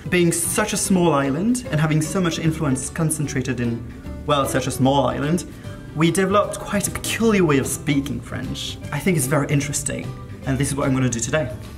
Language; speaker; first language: English; non-native, local second language; Morisyen